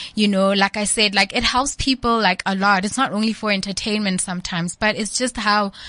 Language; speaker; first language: English; non-native, local second language; Southern Sotho